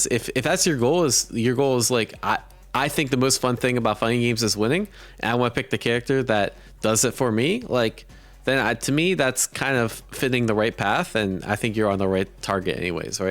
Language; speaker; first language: English; native; English